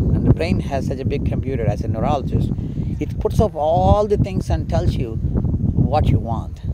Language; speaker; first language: English; non-native, local second language; Telugu